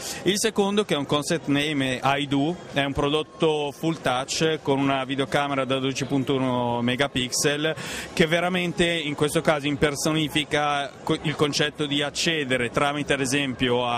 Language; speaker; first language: Italian; native; Italian